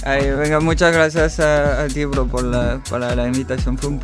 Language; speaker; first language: Spanish; non-native, fluent; French